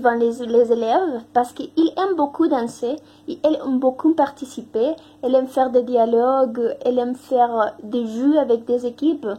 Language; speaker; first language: French; non-native, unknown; Spanish